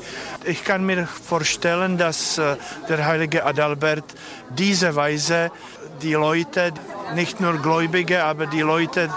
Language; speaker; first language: German; non-native, learner; Czech